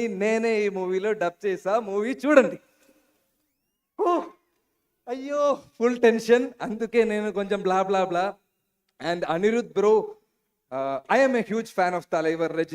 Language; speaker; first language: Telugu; non-native, learner; Malayalam